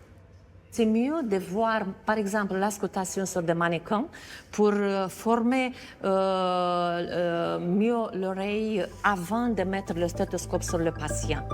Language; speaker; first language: French; non-native, fluent; Romanian